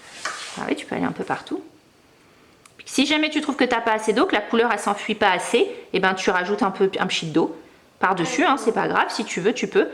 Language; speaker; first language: French; native; French